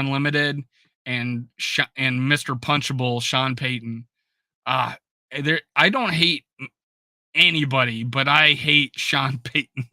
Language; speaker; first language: English; native; English